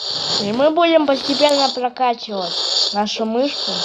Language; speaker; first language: Russian; native; Russian